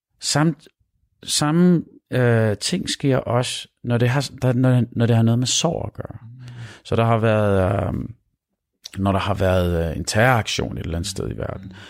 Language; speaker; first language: Danish; early bilingual, other home language; Arabic